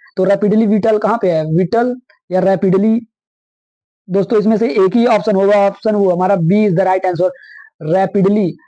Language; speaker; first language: Hindi; native; Hindi